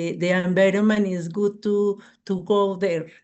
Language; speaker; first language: English; non-native, learner; Spanish